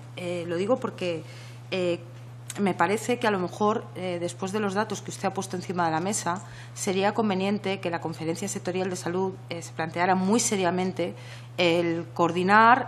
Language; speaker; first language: Spanish; native; Spanish